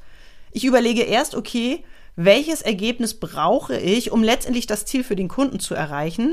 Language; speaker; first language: German; native; German